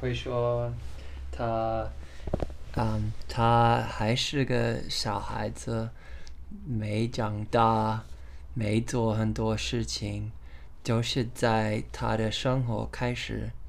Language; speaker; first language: Chinese; non-native, learner; English